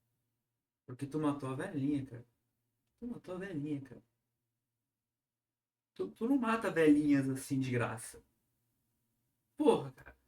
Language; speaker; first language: Portuguese; native; Portuguese